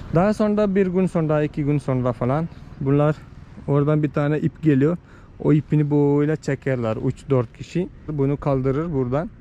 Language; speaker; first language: Turkish; non-native, fluent; Malayalam